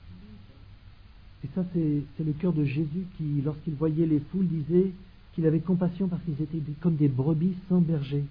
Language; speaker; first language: French; native; French